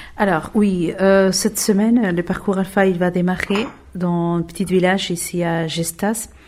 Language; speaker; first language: French; non-native, fluent; Spanish